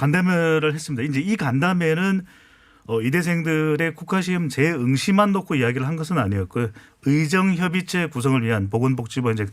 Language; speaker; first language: Korean; native; Korean